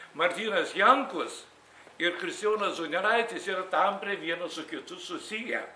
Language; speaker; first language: Lithuanian; native; Lithuanian